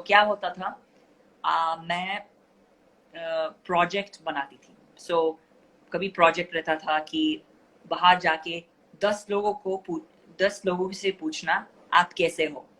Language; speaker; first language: Hindi; non-native, fluent; English